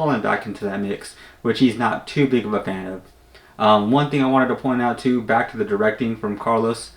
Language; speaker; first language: English; native; English